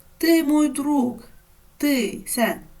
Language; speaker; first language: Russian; non-native, fluent; Turkish